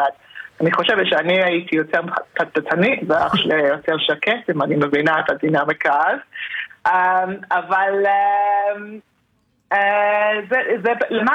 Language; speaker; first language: Hebrew; non-native, fluent; English